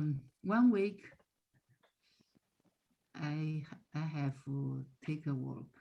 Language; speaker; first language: English; non-native, learner; Chinese